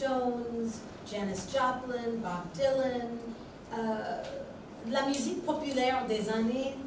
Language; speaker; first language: French; non-native, fluent; English